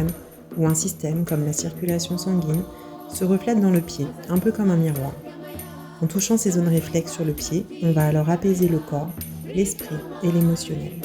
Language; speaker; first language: French; native; French